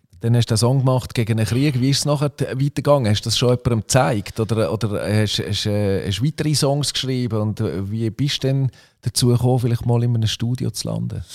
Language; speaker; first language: German; native; German